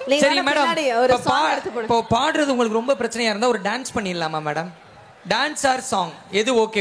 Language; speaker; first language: Tamil; native; Tamil